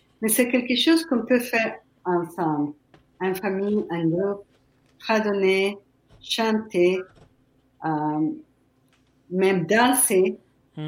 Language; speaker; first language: French; non-native, fluent; Spanish